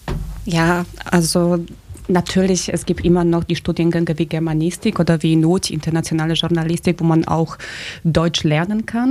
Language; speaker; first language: German; non-native, fluent; Polish